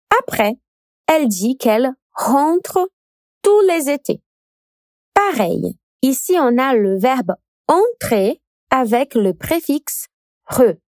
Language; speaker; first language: French; non-native, fluent; Portuguese